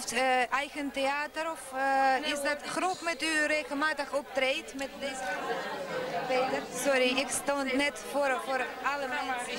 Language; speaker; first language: Dutch; non-native, fluent; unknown